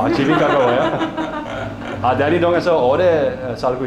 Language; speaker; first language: Korean; non-native, learner; Dutch